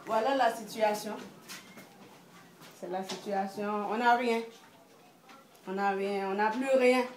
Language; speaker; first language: French; non-native, local second language; Haitian Creole